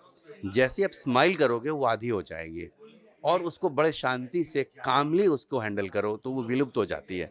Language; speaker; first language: Hindi; native; Hindi